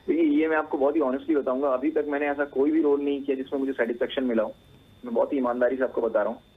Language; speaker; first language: Hindi; native; Hindi